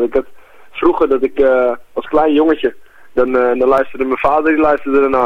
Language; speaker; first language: Dutch; native; Dutch